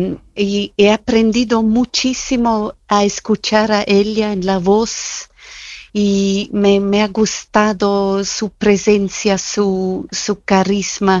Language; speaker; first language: Spanish; non-native, fluent; German